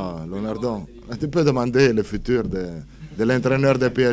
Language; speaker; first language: French; non-native, fluent; Italian